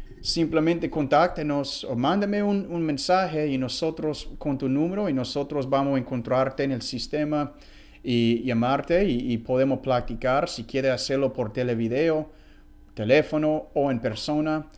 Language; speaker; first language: Spanish; non-native, fluent; English